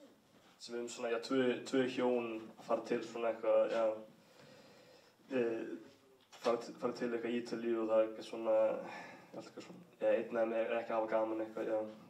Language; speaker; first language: Icelandic; early bilingual, heritage; English